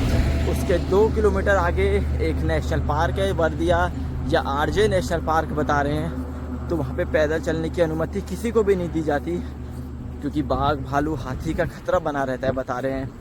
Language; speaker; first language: Hindi; native; Hindi